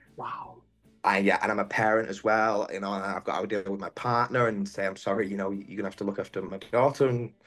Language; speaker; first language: English; native; English